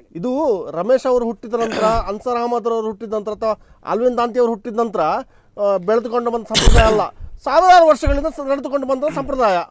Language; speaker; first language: Kannada; native; Kannada